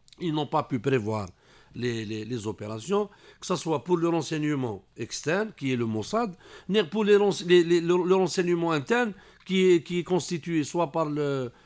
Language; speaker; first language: French; non-native, local second language; Kabyle